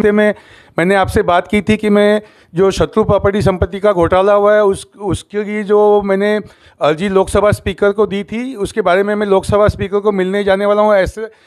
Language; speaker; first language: Hindi; native; Hindi